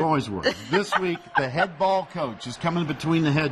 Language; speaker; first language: English; native; English